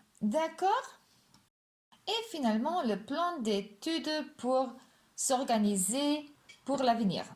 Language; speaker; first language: French; non-native, fluent; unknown